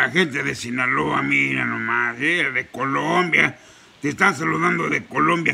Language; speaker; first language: Spanish; native; Spanish